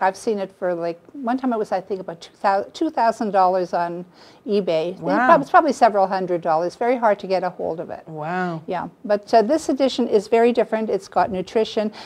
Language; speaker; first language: English; native; English